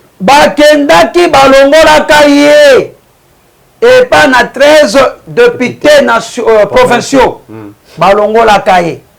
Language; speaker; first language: Lingala; non-native, local second language; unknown